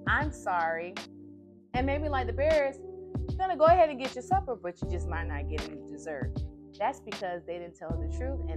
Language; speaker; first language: English; native; English